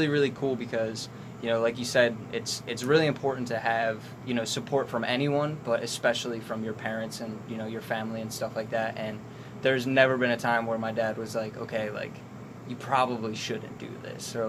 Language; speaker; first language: English; native; English